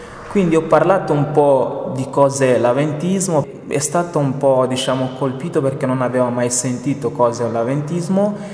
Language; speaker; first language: Italian; non-native, fluent; Portuguese